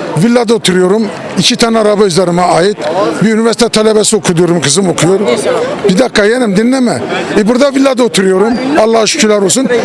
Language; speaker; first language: Turkish; native; Turkish